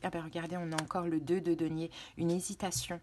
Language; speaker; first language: French; native; French